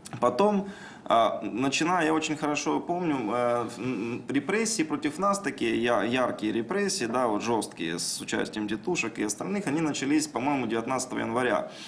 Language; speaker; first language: Russian; native; Russian